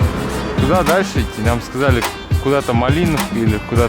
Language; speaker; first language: Russian; non-native, local second language; Kazakh